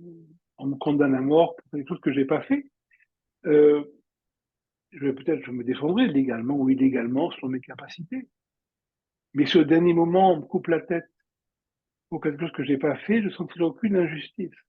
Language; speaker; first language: French; native; French